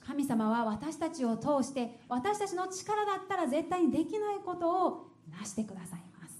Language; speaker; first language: Japanese; native; Japanese